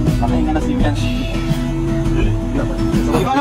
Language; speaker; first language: Filipino; native; Filipino